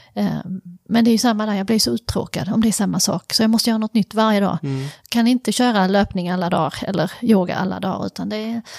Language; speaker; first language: Swedish; native; Swedish